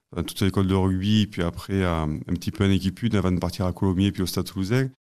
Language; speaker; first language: French; native; French